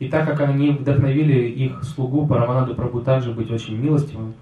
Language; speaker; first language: Russian; native; Russian